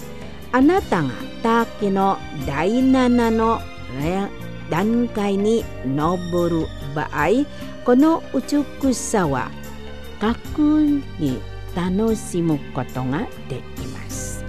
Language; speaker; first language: Japanese; non-native, fluent; Indonesian